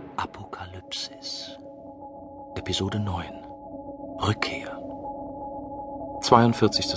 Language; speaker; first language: German; native; German